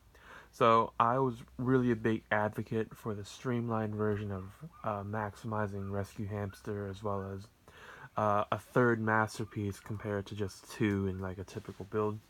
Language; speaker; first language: English; native; English